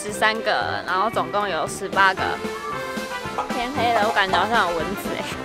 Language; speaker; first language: Chinese; native; Chinese